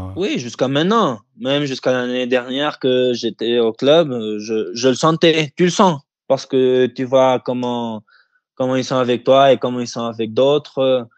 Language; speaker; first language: French; early bilingual, heritage; French